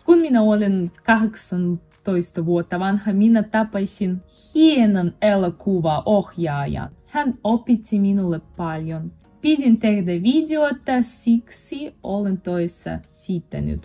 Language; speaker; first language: Finnish; non-native, learner; Russian